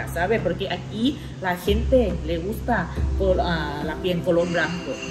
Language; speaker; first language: Spanish; non-native, learner; Thai